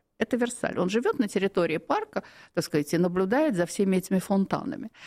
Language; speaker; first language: Russian; native; Russian